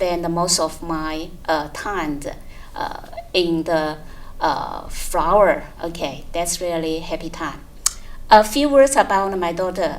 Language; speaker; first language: English; non-native, fluent; Chinese